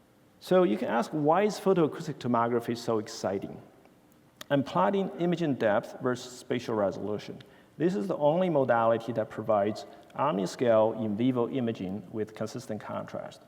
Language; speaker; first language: English; non-native, fluent; Chinese